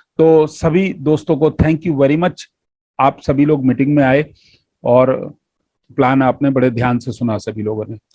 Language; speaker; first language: Hindi; native; Hindi